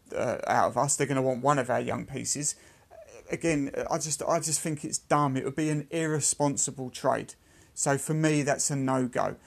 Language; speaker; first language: English; native; English